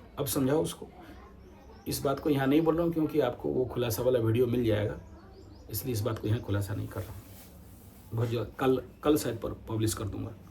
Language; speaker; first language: Hindi; non-native, local second language; Odia